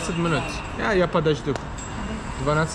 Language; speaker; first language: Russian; non-native, learner; Azerbaijani